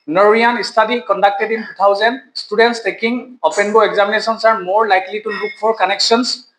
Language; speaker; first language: English; non-native, local second language; Assamese